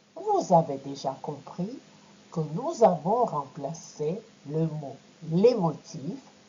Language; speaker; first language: French; non-native, fluent; Ukrainian